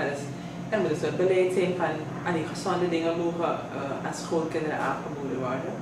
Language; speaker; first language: Dutch; native; Dutch